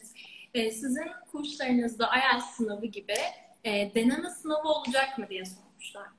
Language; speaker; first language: Turkish; native; Turkish